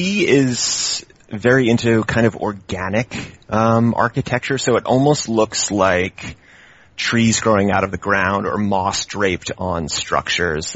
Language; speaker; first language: English; native; English